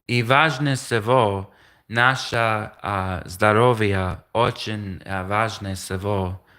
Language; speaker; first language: Russian; non-native, learner; English